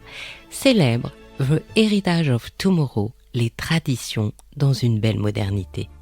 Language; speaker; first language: French; native; French